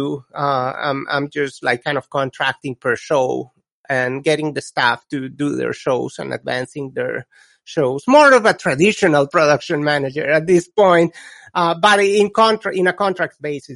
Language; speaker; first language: English; non-native, fluent; Spanish